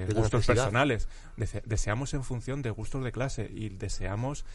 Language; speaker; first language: Spanish; native; Spanish